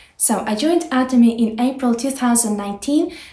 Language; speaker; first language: English; non-native, fluent; Ukrainian